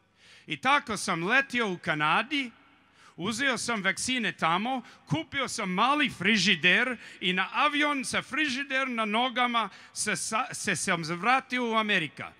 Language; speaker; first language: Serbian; early bilingual, heritage; Serbian